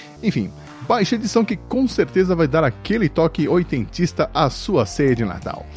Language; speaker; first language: Portuguese; native; Portuguese